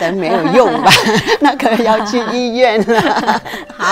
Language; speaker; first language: Chinese; non-native, local second language; Vietnamese